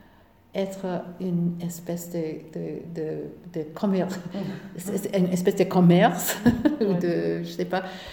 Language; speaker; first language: French; non-native, fluent; English